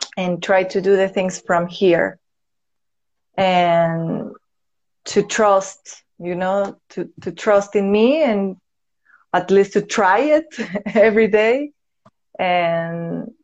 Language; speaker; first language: English; non-native, learner; Spanish